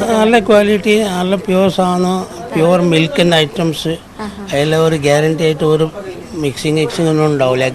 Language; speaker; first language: Malayalam; non-native, local second language; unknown